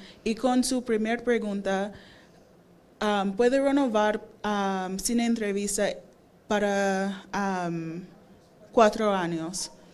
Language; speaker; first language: Spanish; non-native, fluent; English